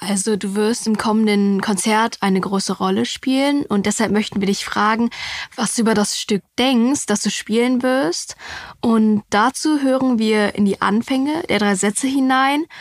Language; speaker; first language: German; native; German